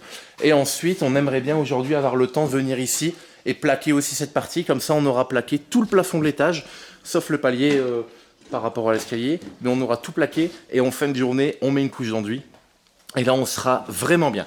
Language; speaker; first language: French; native; French